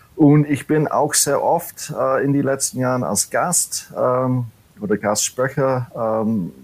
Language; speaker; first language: German; non-native, fluent; English